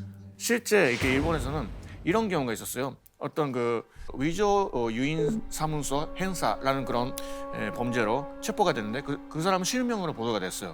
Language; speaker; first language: Korean; non-native, fluent; Japanese